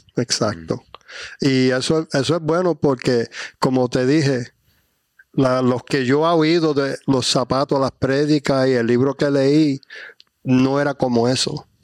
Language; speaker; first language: Spanish; early bilingual, heritage; Spanish